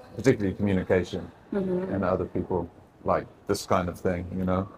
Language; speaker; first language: English; native; English